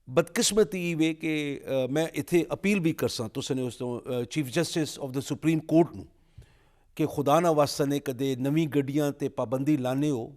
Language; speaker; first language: Urdu; non-native, local second language; Punjabi